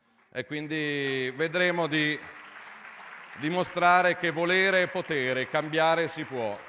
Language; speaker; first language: Italian; native; Italian